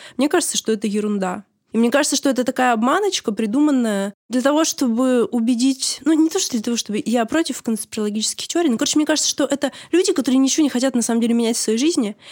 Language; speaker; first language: Russian; native; Russian